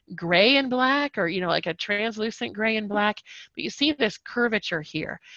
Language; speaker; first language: English; native; English